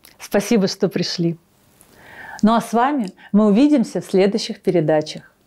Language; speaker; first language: Russian; native; Russian